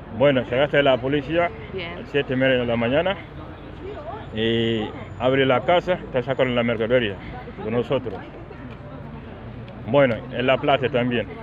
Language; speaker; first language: Spanish; non-native, learner; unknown